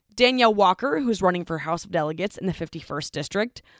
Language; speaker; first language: English; native; English